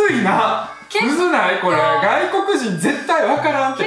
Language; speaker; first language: Japanese; early bilingual, other home language; Russian